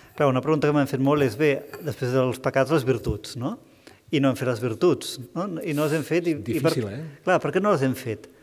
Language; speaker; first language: Catalan; native; Catalan